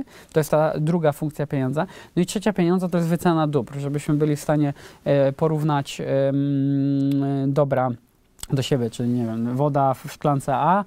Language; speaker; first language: Polish; native; Polish